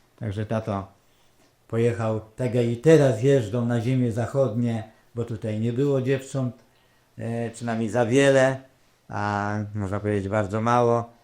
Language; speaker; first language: Polish; non-native, local second language; Rusyn